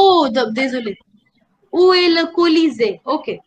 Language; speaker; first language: French; non-native, fluent; Hindi